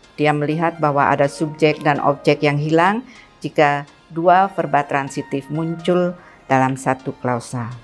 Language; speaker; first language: Indonesian; non-native, local second language; Balinese